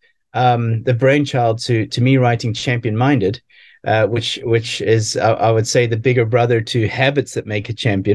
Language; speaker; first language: English; native; English